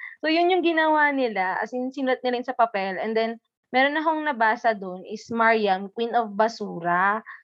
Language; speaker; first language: Filipino; non-native, local second language; Hiligaynon